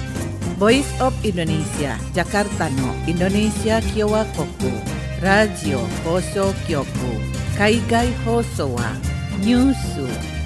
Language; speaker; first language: Japanese; non-native, fluent; Indonesian